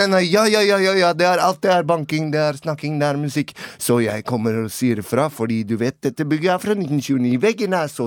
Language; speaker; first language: Norwegian; native; Norwegian